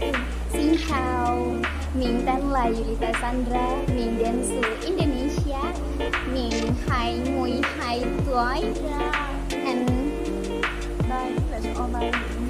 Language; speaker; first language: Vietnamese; non-native, learner; Indonesian